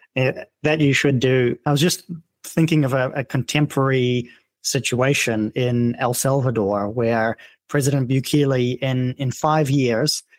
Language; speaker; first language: English; non-native, fluent; Dutch